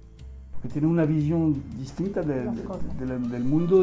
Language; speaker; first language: Spanish; non-native, fluent; French